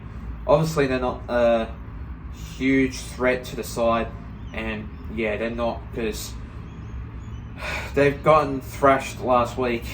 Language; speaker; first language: English; native; English